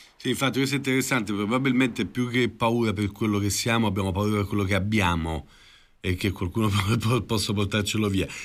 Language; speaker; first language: Italian; native; Italian